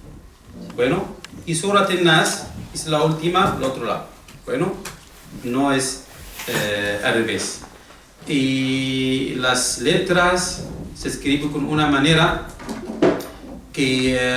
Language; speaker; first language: Spanish; non-native, fluent; Arabic